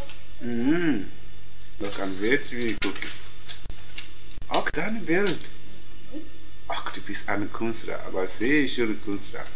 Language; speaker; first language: German; non-native, learner; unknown